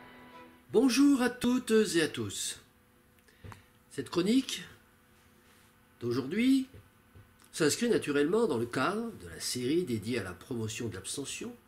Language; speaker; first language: French; native; French